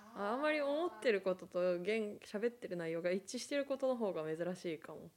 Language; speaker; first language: Japanese; native; Japanese